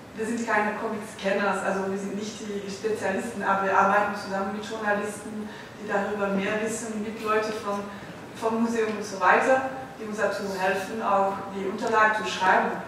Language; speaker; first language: German; non-native, fluent; Dutch